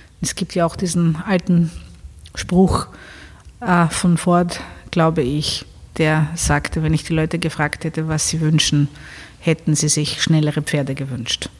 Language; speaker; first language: German; non-native, fluent; Greek